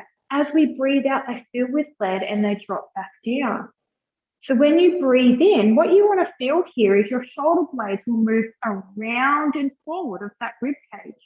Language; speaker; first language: English; native; English